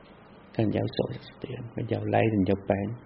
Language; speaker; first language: Dutch; non-native, fluent; Vietnamese